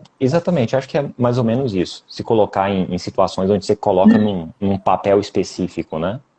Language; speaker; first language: Portuguese; native; Portuguese